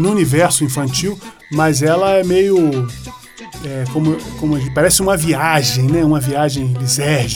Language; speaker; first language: Portuguese; native; Portuguese